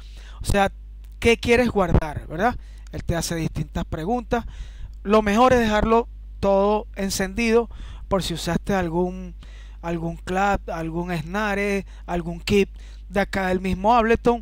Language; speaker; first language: Spanish; native; Spanish